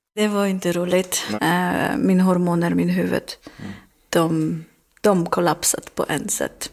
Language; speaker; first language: Swedish; non-native, learner; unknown